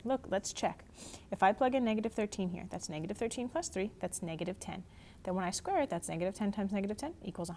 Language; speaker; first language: English; native; English